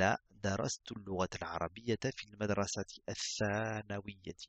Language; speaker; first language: Arabic; non-native, fluent; French